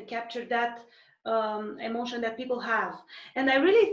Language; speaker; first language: English; non-native, fluent; Romanian